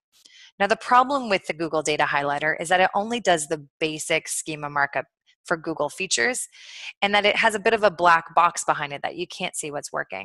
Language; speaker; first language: English; native; English